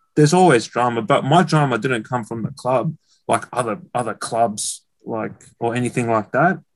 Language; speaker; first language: English; native; English